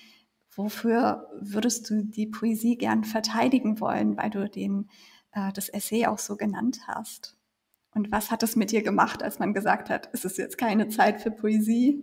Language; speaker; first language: German; native; German